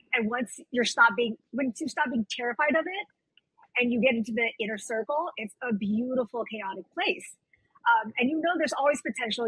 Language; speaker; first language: English; native; English